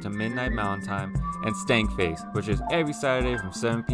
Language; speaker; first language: English; native; English